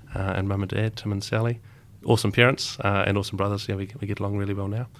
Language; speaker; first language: English; native; English